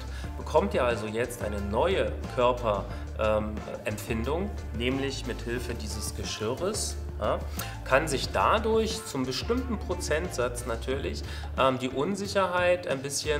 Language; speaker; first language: German; native; German